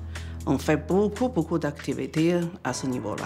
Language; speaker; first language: French; non-native, fluent; Chinese